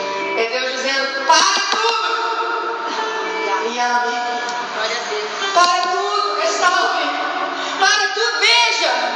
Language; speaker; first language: Portuguese; native; Portuguese